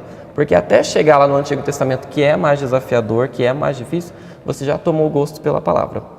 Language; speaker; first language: Portuguese; native; Portuguese